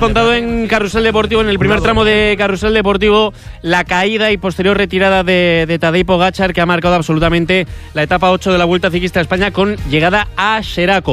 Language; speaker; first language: Spanish; native; Spanish